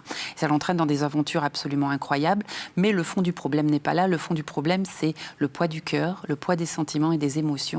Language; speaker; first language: French; native; French